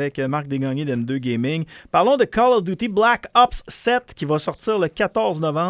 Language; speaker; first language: French; native; French